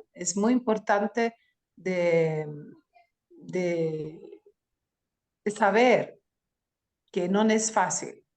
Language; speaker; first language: Spanish; non-native, learner; Greek